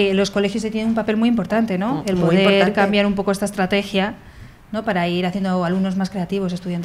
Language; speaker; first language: Spanish; native; Spanish